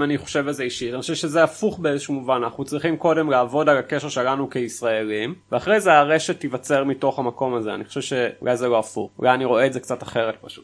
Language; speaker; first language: Hebrew; native; Hebrew